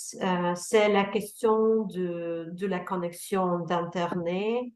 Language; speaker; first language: French; non-native, learner; Russian